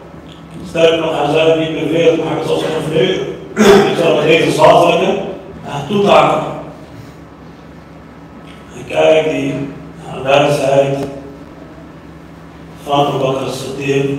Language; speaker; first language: Dutch; non-native, learner; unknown